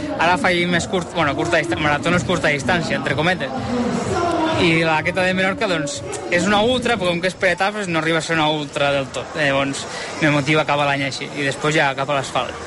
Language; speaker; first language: Catalan; native; Catalan